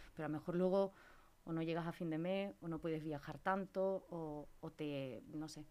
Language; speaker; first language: Spanish; native; Spanish